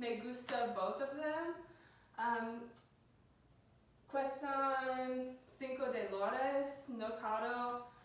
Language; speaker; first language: Spanish; non-native, learner; English